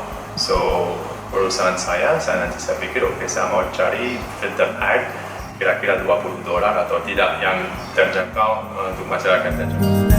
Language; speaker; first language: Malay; non-native, learner; Dutch